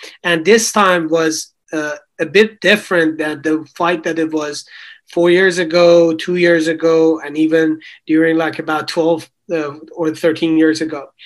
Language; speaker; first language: English; non-native, fluent; Persian